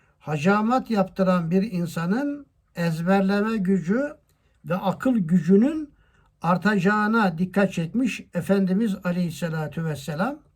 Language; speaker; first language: Turkish; native; Turkish